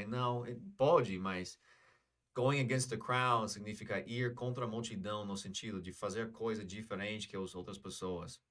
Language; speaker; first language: Portuguese; non-native, fluent; English